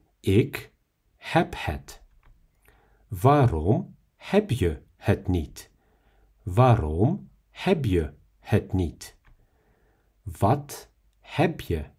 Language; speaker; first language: Dutch; non-native, fluent; Russian